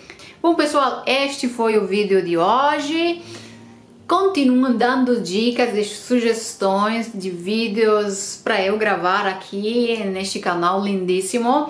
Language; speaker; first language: Portuguese; non-native, fluent; Romanian